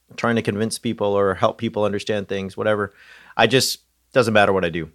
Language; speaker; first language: English; native; English